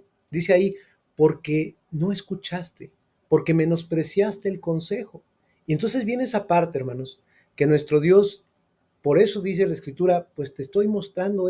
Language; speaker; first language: Spanish; native; Spanish